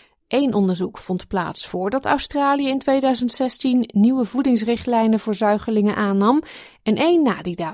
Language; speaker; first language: Dutch; native; Dutch